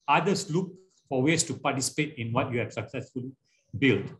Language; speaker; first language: English; non-native, local second language; Malay